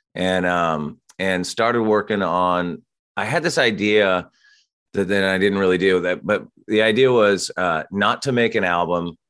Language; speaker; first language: English; native; English